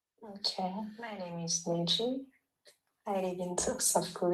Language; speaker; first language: English; non-native, learner; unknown